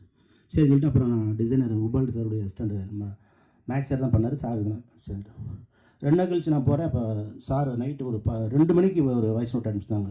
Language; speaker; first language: Tamil; native; Tamil